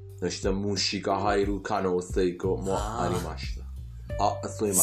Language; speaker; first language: Japanese; non-native, fluent; Persian